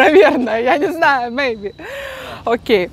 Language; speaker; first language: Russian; early bilingual, other home language; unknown